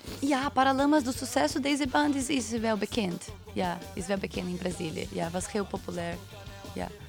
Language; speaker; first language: Dutch; non-native, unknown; Portuguese